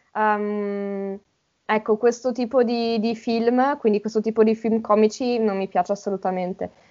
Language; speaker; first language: Italian; native; Italian